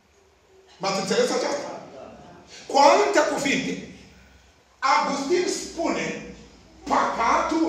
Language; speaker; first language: Romanian; non-native, fluent; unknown